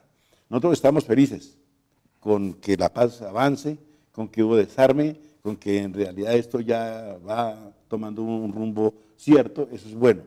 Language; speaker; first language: Spanish; native; Spanish